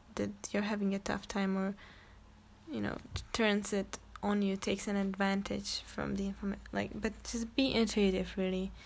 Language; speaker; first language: English; non-native, fluent; Czech